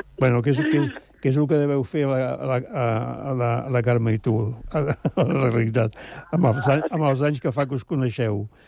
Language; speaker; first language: Catalan; native; Catalan